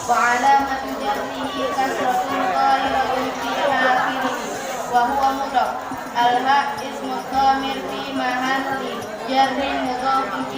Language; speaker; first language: Arabic; non-native, learner; Indonesian